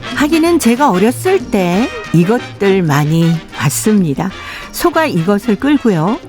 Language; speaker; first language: Korean; native; Korean